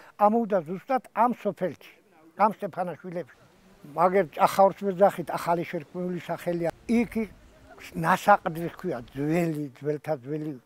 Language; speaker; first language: Georgian; native; Georgian